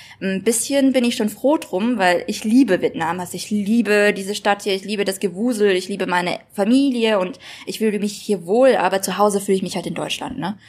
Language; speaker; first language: German; early bilingual, other home language; Vietnamese